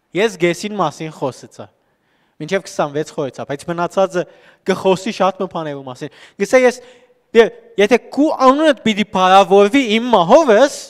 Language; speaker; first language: Armenian; native; Armenian